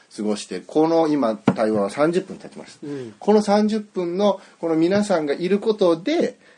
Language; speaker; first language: Japanese; native; Japanese